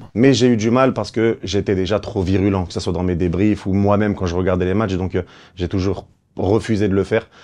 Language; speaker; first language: French; non-native, local second language; Kabyle